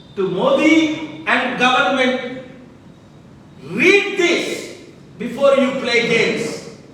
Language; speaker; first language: English; non-native, local second language; Telugu